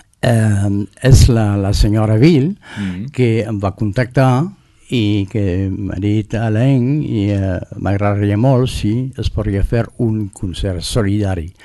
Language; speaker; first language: Catalan; non-native, learner; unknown